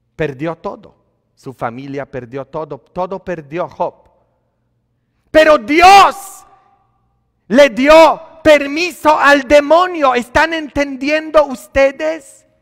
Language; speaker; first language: Spanish; non-native, fluent; Polish